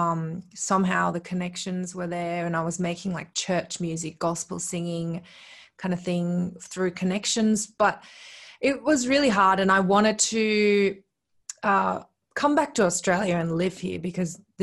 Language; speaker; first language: English; early bilingual, other home language; Korean